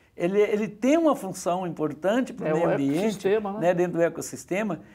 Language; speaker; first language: Portuguese; native; Portuguese